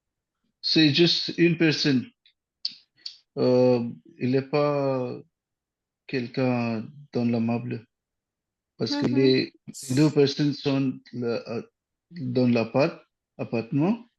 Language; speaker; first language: French; non-native, learner; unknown